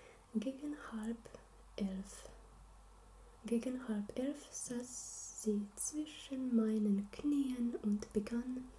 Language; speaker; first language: German; non-native, learner; Slovenian